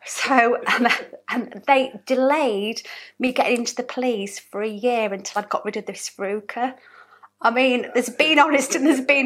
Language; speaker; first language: English; native; English